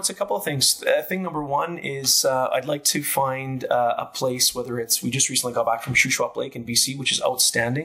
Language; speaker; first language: English; native; English